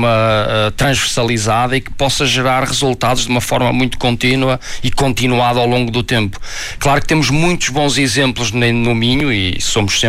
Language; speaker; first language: Portuguese; native; Portuguese